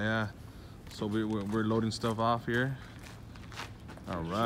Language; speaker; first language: English; early bilingual, other home language; Spanish